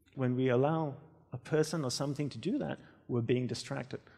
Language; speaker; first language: English; native; English